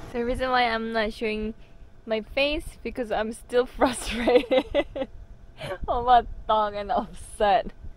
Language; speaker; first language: English; non-native, fluent; Korean